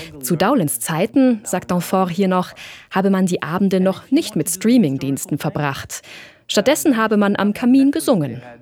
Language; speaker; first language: German; native; German